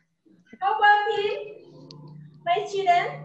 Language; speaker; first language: English; non-native, learner; Indonesian